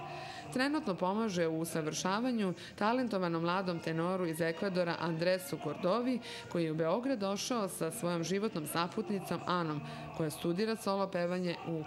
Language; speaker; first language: Serbian; native; Serbian